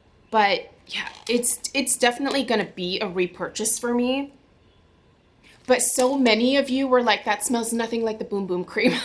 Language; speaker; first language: English; native; English